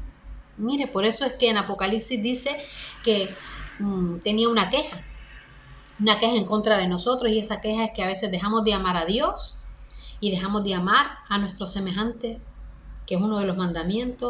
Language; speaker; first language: Spanish; native; Spanish